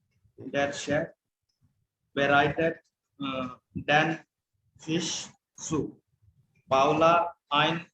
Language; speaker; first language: German; non-native, learner; Hindi